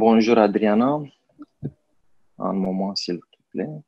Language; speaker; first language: French; non-native, fluent; Romanian